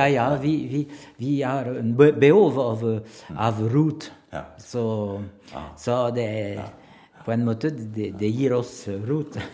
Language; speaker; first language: Norwegian; non-native, learner; French